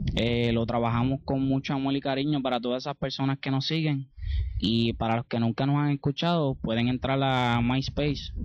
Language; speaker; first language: Spanish; native; Spanish